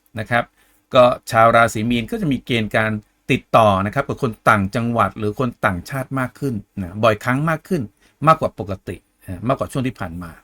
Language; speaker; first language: Thai; native; Thai